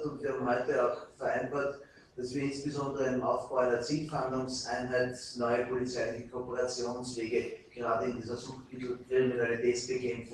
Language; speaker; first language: German; native; German